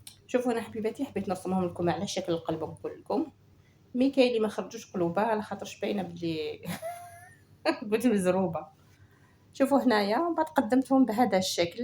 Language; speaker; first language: Arabic; native; Arabic